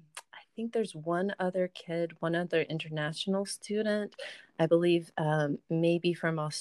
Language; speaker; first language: English; native; English